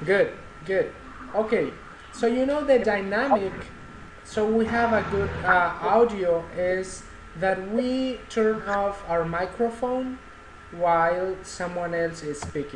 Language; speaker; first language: English; non-native, fluent; Spanish